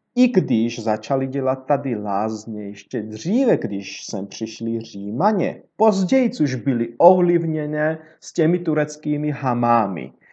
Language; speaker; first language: Czech; non-native, fluent; Georgian